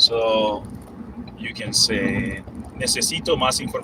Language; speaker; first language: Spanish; early bilingual, heritage; Spanish